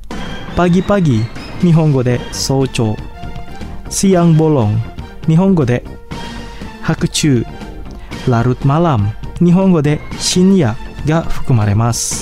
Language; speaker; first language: Japanese; non-native, fluent; Indonesian